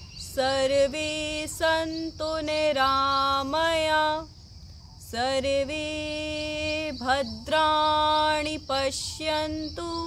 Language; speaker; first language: Hindi; native; Hindi